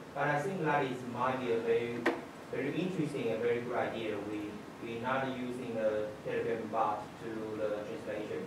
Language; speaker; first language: English; non-native, fluent; Chinese